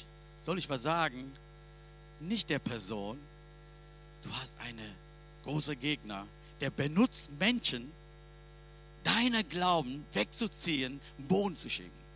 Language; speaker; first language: German; non-native, learner; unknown